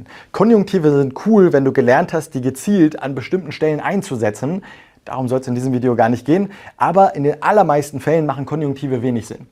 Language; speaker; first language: German; native; German